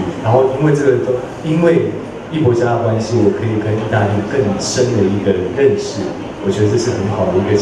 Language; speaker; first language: Chinese; native; Chinese